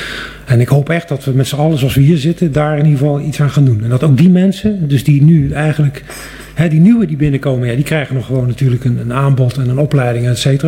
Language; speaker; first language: Dutch; native; Dutch